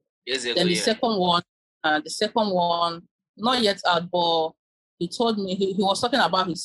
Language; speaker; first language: English; non-native, local second language; Igbo